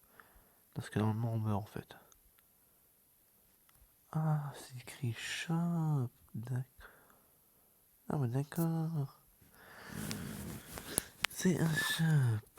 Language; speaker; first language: French; native; French